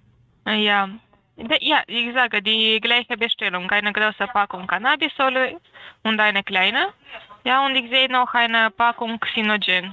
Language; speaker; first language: German; non-native, learner; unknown